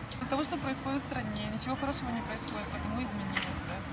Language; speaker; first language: Russian; non-native, local second language; Ukrainian